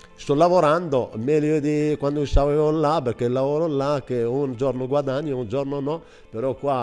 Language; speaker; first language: Italian; non-native, learner; Arabic